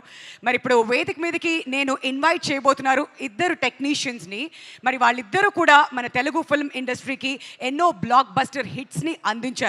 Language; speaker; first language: Telugu; native; Telugu